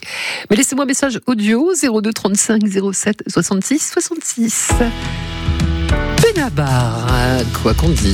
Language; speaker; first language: French; native; French